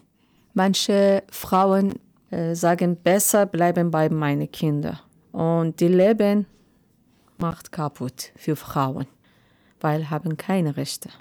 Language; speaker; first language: German; non-native, learner; Persian